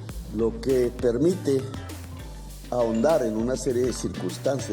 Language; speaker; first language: Spanish; native; Spanish